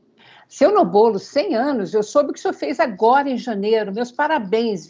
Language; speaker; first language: Portuguese; native; Portuguese